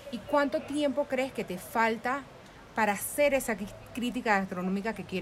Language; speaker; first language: Spanish; native; Spanish